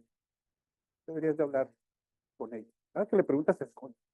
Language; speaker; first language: Spanish; early bilingual, heritage; Spanish